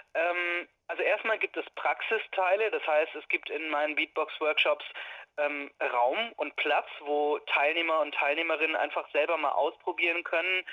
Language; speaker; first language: German; native; German